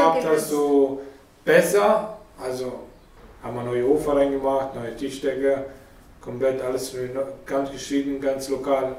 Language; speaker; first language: German; non-native, learner; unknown